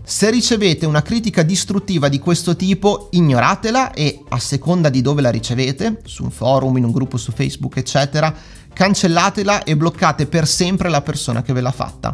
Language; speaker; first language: Italian; native; Italian